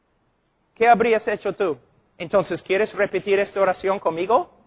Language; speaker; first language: Spanish; non-native, fluent; English